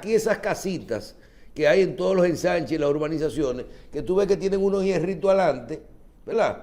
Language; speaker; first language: Spanish; native; Spanish